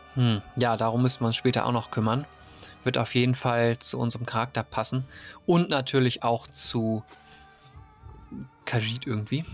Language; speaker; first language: German; native; German